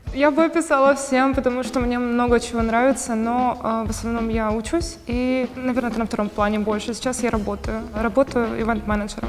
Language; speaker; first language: Russian; native; Russian